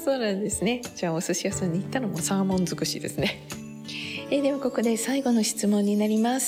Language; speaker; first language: Japanese; native; Japanese